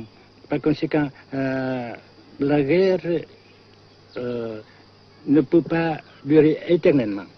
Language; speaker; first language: French; non-native, fluent; Vietnamese